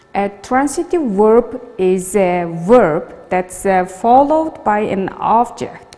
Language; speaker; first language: English; non-native, learner; Mongolian